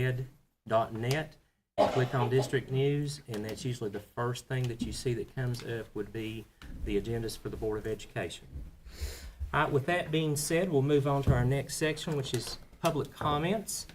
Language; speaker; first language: English; native; English